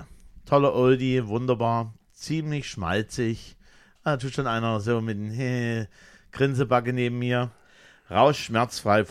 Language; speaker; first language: German; native; German